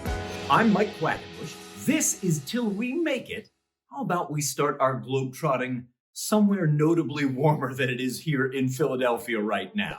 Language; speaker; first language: English; native; English